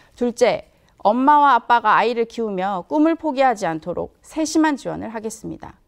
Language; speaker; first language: Korean; native; Korean